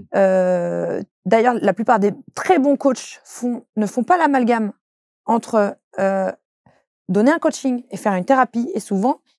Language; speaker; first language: French; native; French